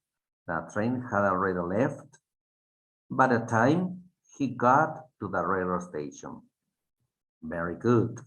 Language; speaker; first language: English; non-native, fluent; Spanish